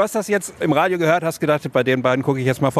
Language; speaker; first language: German; native; German